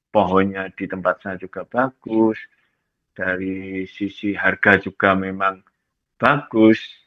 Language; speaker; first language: Malay; non-native, local second language; Javanese